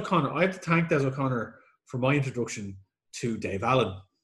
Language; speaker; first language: English; native; English